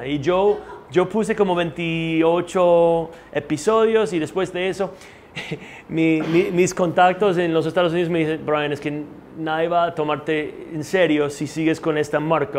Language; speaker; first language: Spanish; non-native, fluent; English